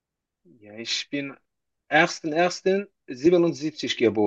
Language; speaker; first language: German; non-native, learner; Turkish